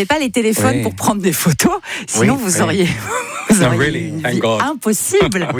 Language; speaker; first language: French; native; French